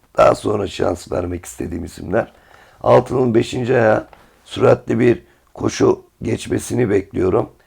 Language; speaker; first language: Turkish; native; Turkish